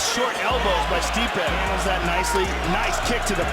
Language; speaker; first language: English; native; English